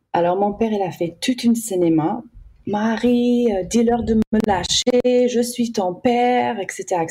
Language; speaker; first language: French; early bilingual, heritage; English